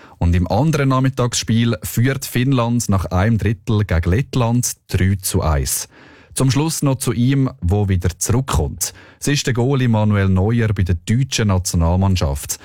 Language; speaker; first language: German; native; German